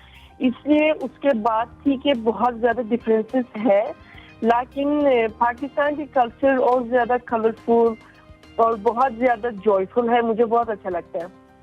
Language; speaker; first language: Hindi; non-native, fluent; Turkish